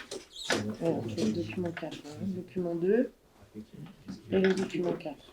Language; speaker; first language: French; native; French